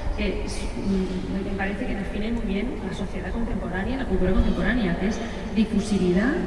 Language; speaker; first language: Spanish; non-native, local second language; Catalan